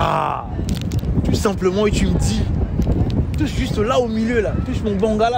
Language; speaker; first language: French; native; French